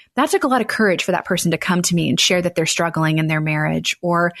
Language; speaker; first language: English; native; English